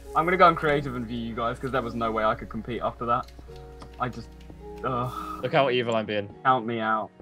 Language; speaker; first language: English; native; English